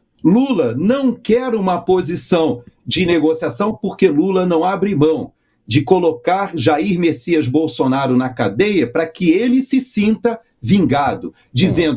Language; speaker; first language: Portuguese; native; Portuguese